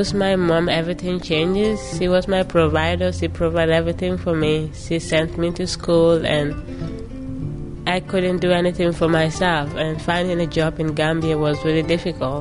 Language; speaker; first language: English; non-native, local second language; Mandingo